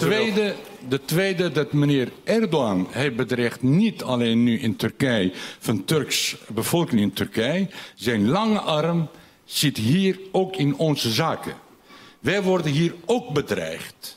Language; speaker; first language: Dutch; non-native, fluent; Turkish